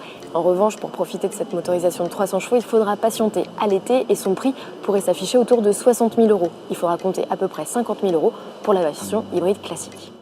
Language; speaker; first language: French; native; French